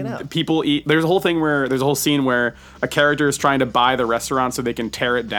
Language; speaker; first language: English; native; English